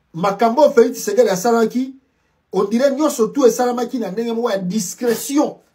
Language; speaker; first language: French; non-native, local second language; Lingala